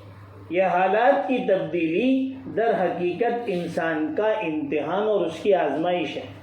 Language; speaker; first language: Urdu; native; Urdu